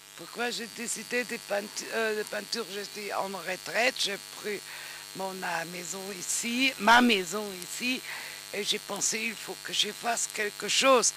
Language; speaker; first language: French; non-native, fluent; German